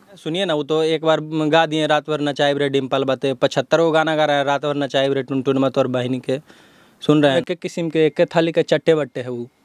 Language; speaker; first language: Hindi; native; Hindi